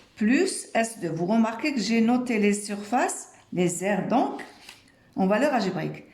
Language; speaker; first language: French; non-native, local second language; Arabic